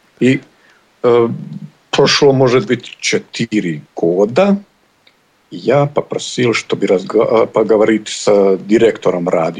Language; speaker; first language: Russian; non-native, learner; Bosnian